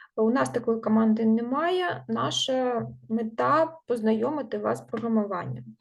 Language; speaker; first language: Ukrainian; non-native, local second language; Russian